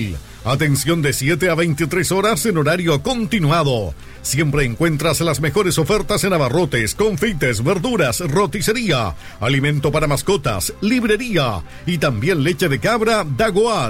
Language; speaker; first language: Spanish; native; Spanish